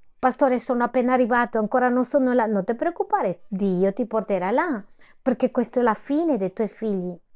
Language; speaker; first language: Italian; non-native, fluent; Spanish